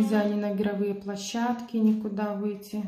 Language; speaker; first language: Russian; native; Russian